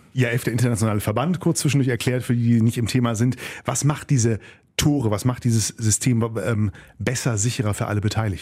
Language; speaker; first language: German; native; German